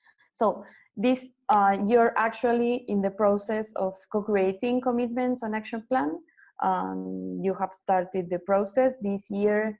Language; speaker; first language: English; non-native, fluent; Spanish